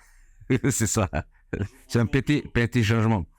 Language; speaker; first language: French; non-native, fluent; Serbian